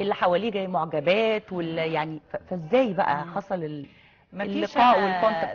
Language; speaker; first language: Arabic; native; Arabic